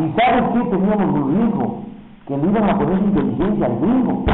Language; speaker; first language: Spanish; native; Spanish